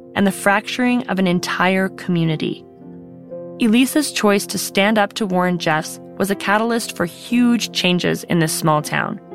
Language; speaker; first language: English; native; English